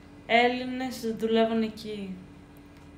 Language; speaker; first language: Greek; early bilingual, heritage; Greek